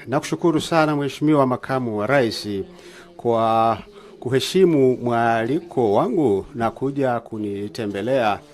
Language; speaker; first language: Swahili; native; Swahili